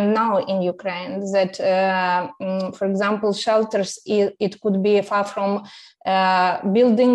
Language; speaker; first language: English; non-native, fluent; Ukrainian